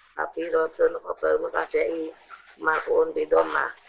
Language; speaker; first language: Arabic; non-native, learner; Indonesian